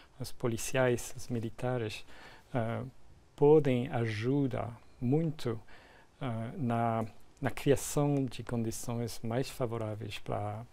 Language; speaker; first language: Portuguese; non-native, fluent; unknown